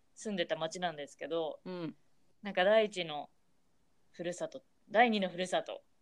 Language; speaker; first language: Japanese; native; Japanese